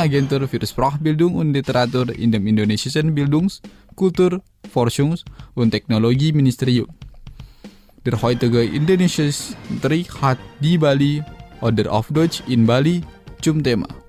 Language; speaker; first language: German; non-native, fluent; Indonesian